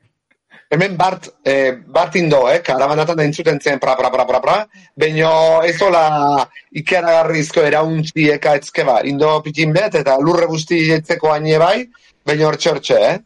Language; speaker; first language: Basque; native; Basque